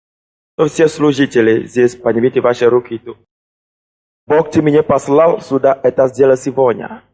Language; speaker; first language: Russian; non-native, fluent; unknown